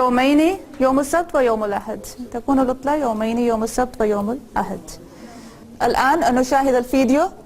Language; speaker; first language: Arabic; non-native, fluent; Urdu